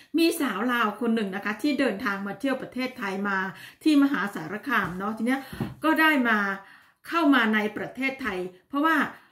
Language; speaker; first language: Thai; native; Thai